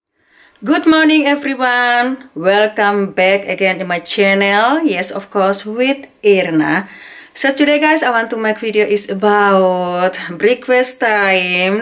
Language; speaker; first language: English; non-native, learner; Indonesian